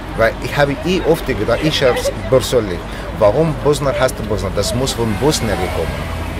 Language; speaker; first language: German; non-native, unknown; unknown